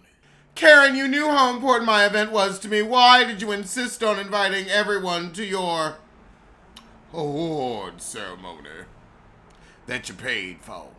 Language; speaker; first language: English; native; English